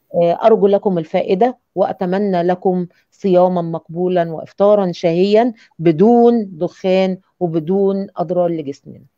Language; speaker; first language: Arabic; native; Arabic